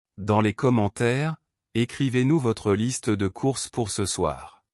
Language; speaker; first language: French; non-native, local second language; Arabic